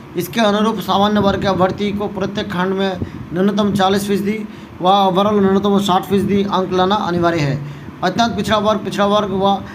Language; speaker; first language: Hindi; non-native, local second language; Bangla